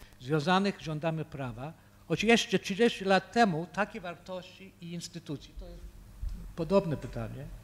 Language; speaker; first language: Polish; early bilingual, heritage; Polish